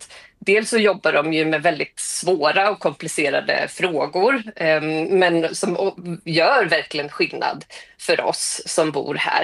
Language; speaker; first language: Swedish; native; Swedish